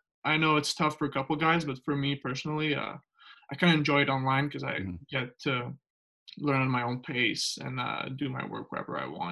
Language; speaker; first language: English; non-native, fluent; French